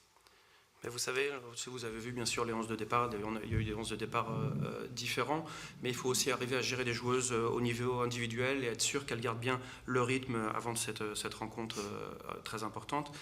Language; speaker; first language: French; native; French